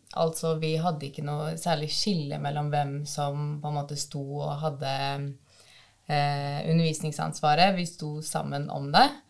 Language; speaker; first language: Norwegian; early bilingual, other home language; Albanian